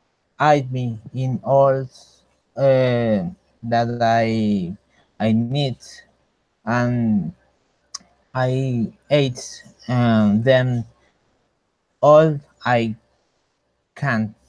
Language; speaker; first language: English; non-native, learner; Spanish